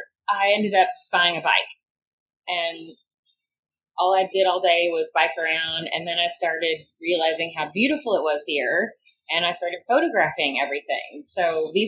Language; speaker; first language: English; native; English